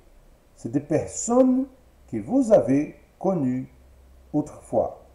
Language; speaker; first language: French; non-native, fluent; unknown